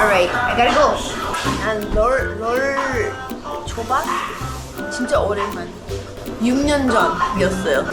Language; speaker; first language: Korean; non-native, learner; English